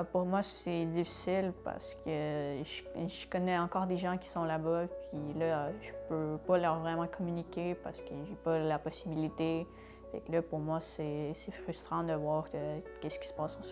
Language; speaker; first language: French; early bilingual, other home language; Ukrainian